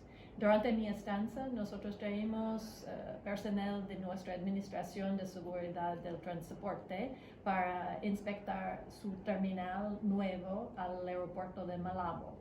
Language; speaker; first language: Spanish; non-native, fluent; English